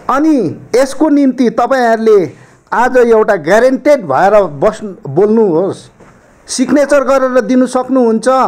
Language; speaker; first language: Nepali; native; Nepali